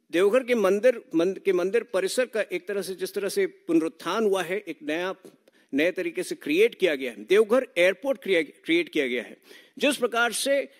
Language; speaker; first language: Hindi; native; Hindi